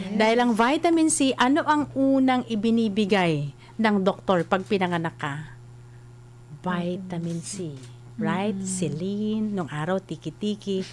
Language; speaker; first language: Filipino; native; Filipino